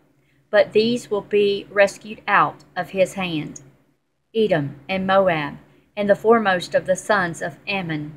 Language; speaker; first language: English; native; English